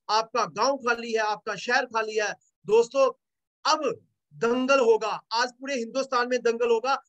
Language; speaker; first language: Hindi; native; Hindi